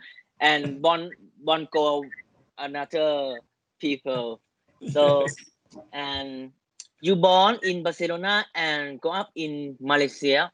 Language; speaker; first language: English; non-native, learner; Thai